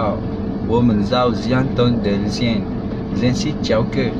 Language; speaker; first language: Chinese; non-native, learner; Malay